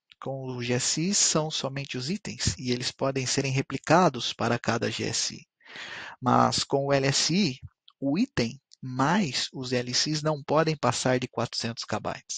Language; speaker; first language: Portuguese; native; Portuguese